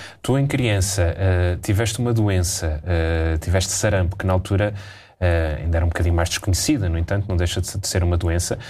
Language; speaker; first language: Portuguese; native; Portuguese